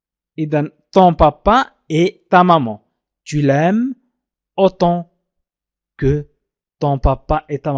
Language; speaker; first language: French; non-native, fluent; Arabic